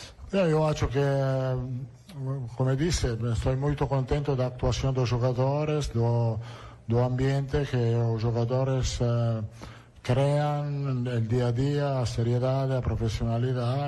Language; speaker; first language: Portuguese; non-native, learner; Italian